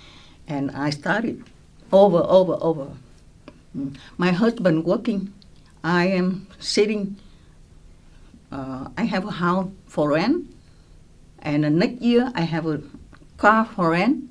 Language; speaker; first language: English; non-native, local second language; Vietnamese